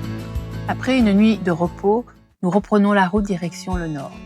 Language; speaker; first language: French; native; French